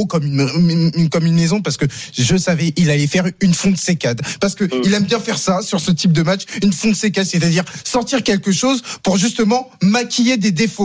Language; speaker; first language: French; native; French